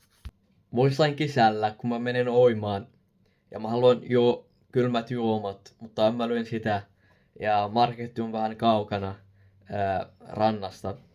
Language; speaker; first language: Finnish; non-native, learner; Arabic